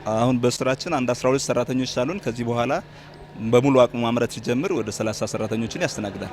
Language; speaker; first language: Amharic; native; Amharic